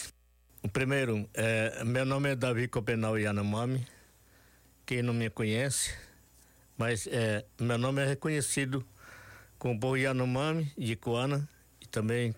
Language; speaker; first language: Portuguese; non-native, local second language; Yanomámi